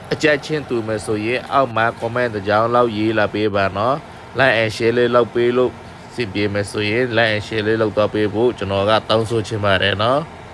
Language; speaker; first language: Burmese; non-native, local second language; Mon